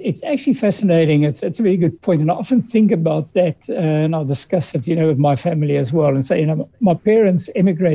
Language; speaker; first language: English; early bilingual, other home language; Dutch